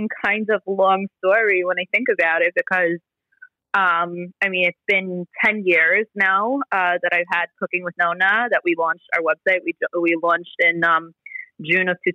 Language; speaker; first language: English; early bilingual, other home language; Italian